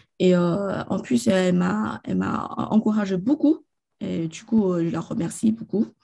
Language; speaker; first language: French; non-native, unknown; Chinese